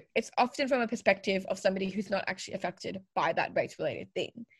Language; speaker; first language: English; native; English